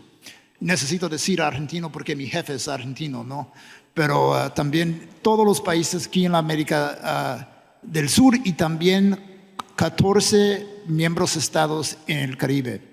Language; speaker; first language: Spanish; non-native, fluent; English